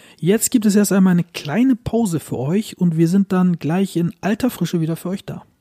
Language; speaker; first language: German; early bilingual, other home language; Turkish